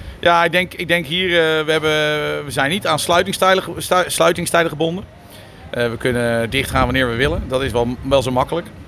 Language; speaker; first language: Dutch; native; Dutch